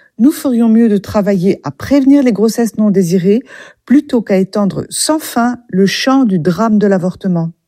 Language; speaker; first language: French; native; French